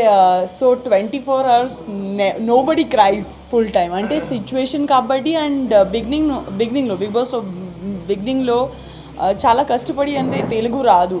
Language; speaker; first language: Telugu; non-native, learner; Gujarati